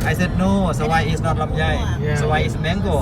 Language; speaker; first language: English; non-native, learner; Thai